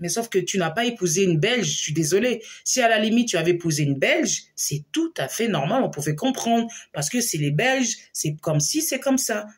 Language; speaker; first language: French; non-native, local second language; Lingala